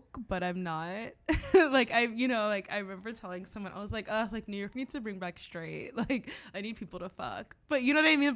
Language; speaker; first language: English; native; English